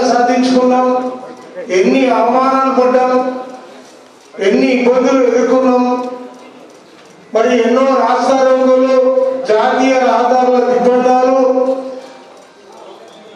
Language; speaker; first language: Telugu; native; Telugu